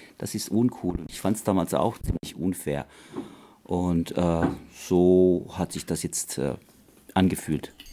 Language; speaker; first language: German; non-native, fluent; Romanian